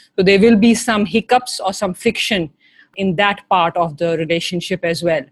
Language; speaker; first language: English; non-native, local second language; Hindi